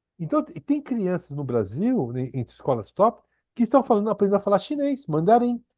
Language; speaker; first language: Portuguese; early bilingual, other home language; Korean